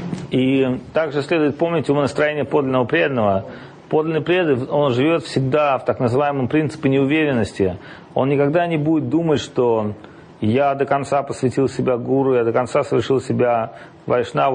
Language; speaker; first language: Russian; native; Russian